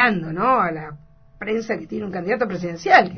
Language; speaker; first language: Spanish; native; Spanish